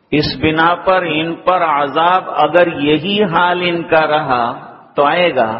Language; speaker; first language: Urdu; native; Urdu